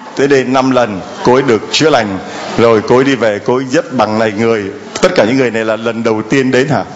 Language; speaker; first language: Vietnamese; native; Vietnamese